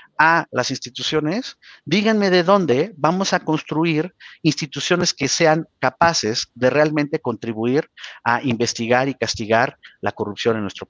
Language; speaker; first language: Spanish; native; Spanish